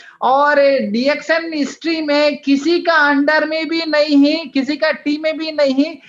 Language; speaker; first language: Hindi; non-native, local second language; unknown